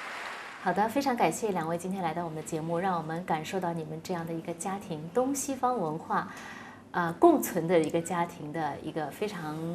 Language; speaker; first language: Chinese; native; Chinese